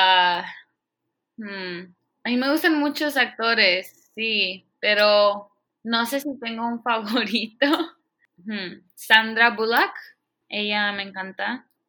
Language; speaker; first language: Spanish; early bilingual, heritage; Spanish